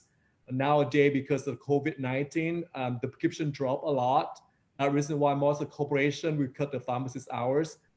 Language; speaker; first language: English; non-native, fluent; Vietnamese